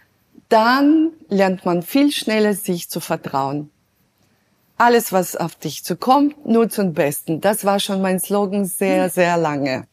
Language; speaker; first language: German; non-native, fluent; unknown